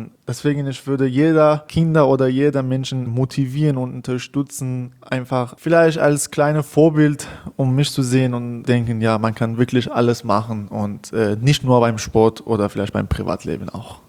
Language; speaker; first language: German; non-native, learner; Persian